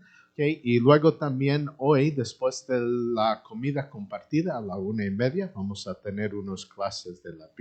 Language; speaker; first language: Spanish; early bilingual, heritage; Spanish